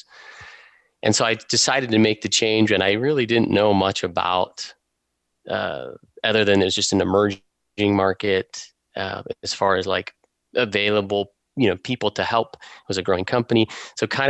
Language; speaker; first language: English; native; English